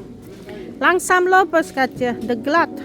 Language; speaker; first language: Dutch; non-native, learner; Indonesian